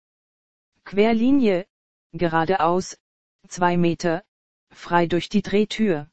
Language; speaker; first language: German; native; German